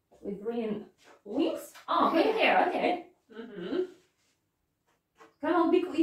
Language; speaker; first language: English; non-native, fluent; Russian